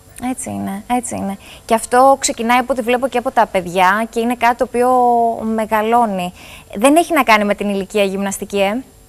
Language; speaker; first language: Greek; native; Greek